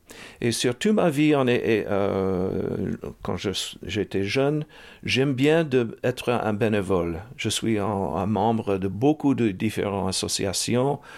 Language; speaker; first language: French; early bilingual, heritage; English